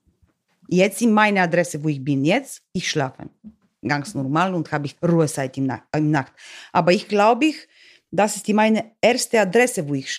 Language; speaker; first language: German; non-native, learner; Bulgarian